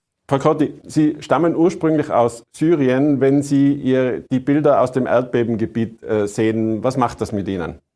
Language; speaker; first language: German; native; German